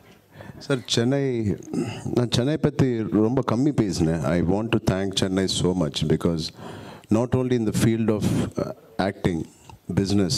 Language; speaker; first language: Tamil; non-native, local second language; Telugu